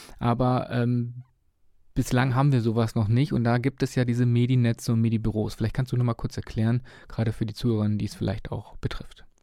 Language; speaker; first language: German; native; German